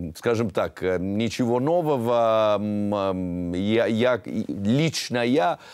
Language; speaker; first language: Russian; non-native, fluent; Italian